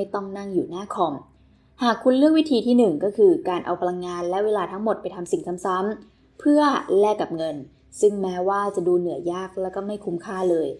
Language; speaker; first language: Thai; native; Thai